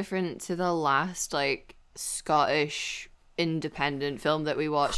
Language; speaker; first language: English; native; English